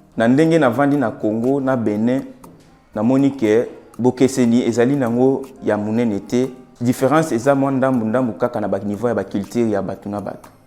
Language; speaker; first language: Lingala; non-native, local second language; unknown